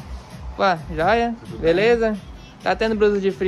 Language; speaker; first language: Portuguese; native; Portuguese